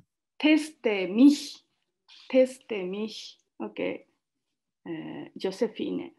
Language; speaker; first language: German; non-native, learner; Japanese